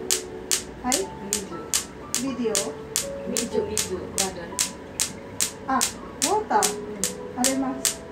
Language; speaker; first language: Japanese; non-native, fluent; Filipino